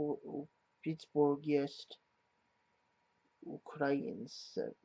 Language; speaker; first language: Russian; non-native, learner; English